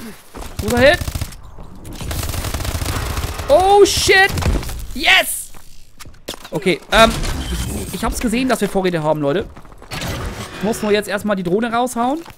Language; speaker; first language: German; native; German